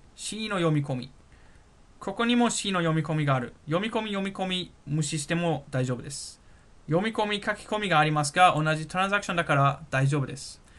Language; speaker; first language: Japanese; non-native, fluent; German